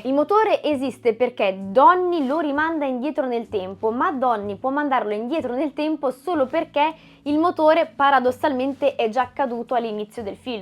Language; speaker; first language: Italian; native; Italian